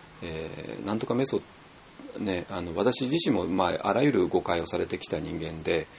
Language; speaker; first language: Japanese; native; Japanese